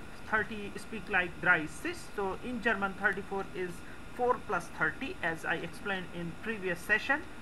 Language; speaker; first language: English; non-native, local second language; Hindi